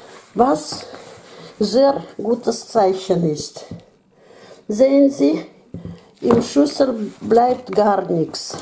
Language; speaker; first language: German; non-native, fluent; Russian